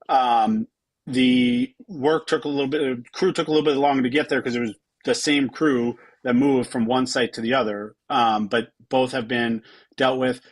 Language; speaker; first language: English; native; English